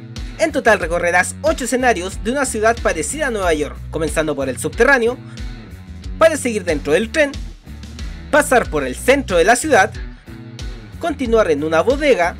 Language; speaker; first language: Spanish; native; Spanish